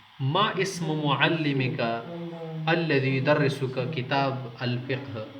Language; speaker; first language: Arabic; non-native, fluent; Urdu